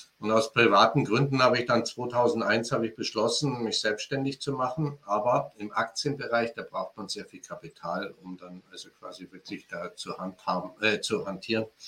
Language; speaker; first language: German; native; German